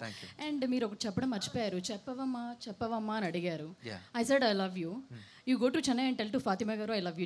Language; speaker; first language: Telugu; native; Telugu